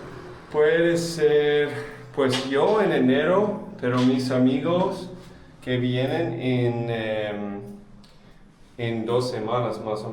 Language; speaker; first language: Spanish; non-native, fluent; English